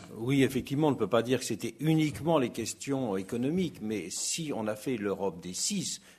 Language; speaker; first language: French; native; French